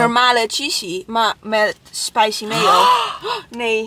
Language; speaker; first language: Dutch; non-native, learner; Italian